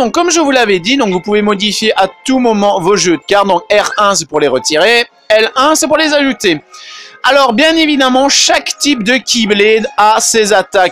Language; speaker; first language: French; native; French